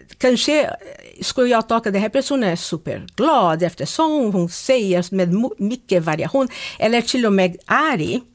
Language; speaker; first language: Swedish; non-native, fluent; Portuguese